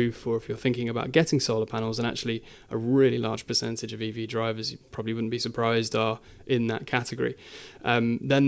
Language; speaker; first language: English; native; English